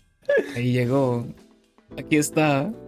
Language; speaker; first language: Spanish; non-native, learner; Dutch